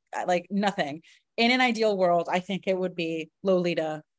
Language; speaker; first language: English; early bilingual, other home language; Spanish